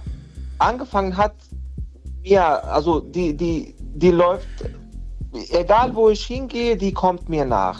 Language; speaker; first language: German; non-native, fluent; Bosnian